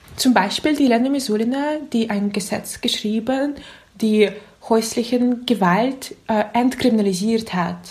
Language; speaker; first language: German; non-native, learner; Russian